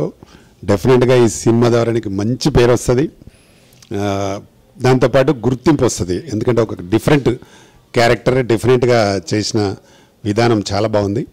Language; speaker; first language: Telugu; native; Telugu